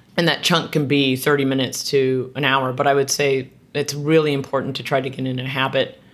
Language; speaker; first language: English; native; English